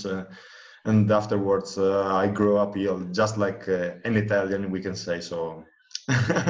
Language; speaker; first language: English; non-native, fluent; Italian